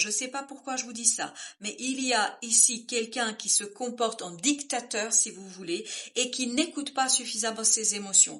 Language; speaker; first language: French; native; French